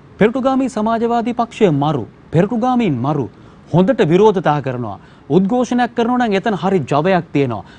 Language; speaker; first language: Sinhala; native; Sinhala